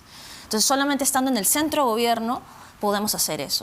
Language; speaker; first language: Spanish; native; Spanish